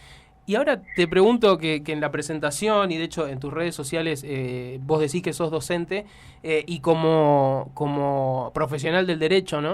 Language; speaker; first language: Spanish; native; Spanish